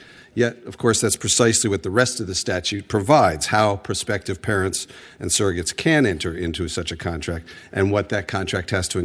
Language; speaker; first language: English; native; English